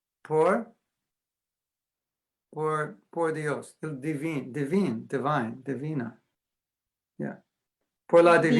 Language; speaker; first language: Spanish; non-native, learner; English